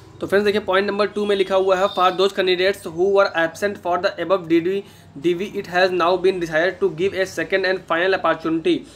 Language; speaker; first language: Hindi; native; Hindi